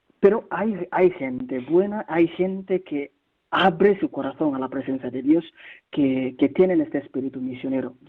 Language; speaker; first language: Spanish; non-native, fluent; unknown